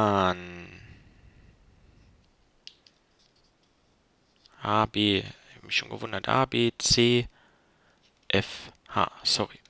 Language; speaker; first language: German; native; German